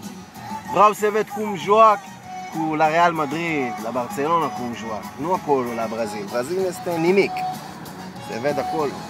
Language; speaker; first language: Romanian; non-native, learner; Hebrew